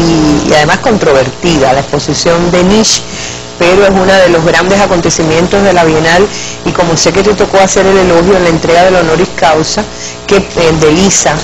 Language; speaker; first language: Spanish; native; Spanish